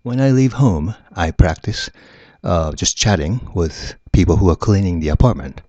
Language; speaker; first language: English; non-native, fluent; Japanese